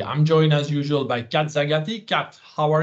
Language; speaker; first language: English; non-native, fluent; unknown